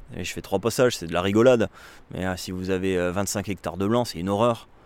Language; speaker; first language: French; native; French